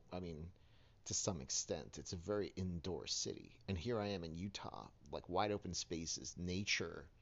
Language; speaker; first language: English; native; English